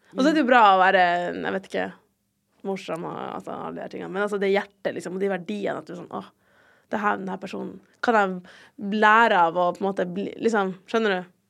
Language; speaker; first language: Norwegian; native; Norwegian